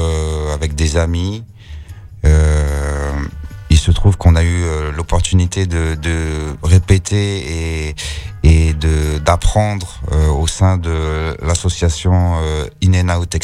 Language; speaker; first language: French; native; French